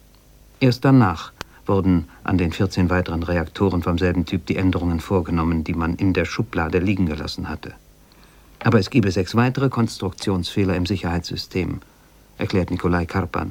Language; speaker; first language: German; native; German